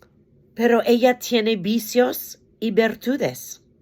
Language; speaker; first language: Spanish; non-native, fluent; English